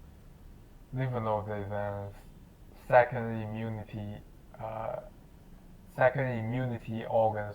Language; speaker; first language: English; non-native, learner; Chinese